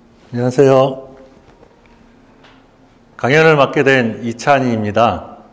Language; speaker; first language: Korean; native; Korean